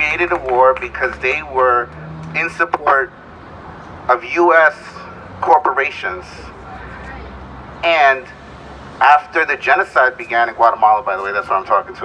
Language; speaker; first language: English; early bilingual, other home language; Spanish